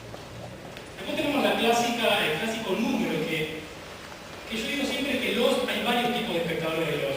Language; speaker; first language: Spanish; native; Spanish